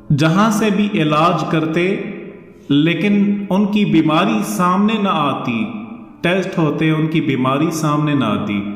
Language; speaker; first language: Urdu; non-native, local second language; Northern Hindko